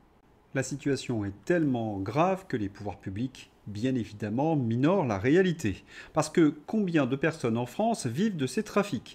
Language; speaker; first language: French; native; French